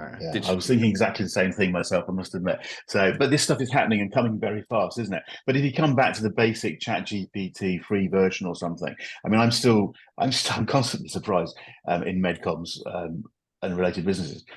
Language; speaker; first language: English; native; English